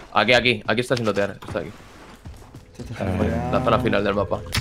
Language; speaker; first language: Spanish; native; Spanish